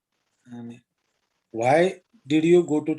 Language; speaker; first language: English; non-native, learner; Marathi